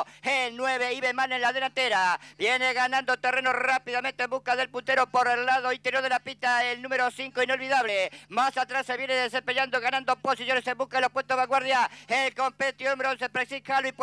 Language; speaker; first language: Spanish; native; Spanish